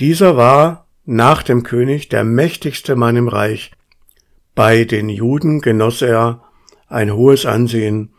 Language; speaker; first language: German; native; German